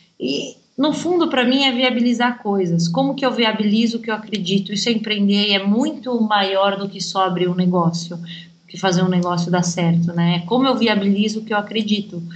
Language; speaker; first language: Portuguese; native; Portuguese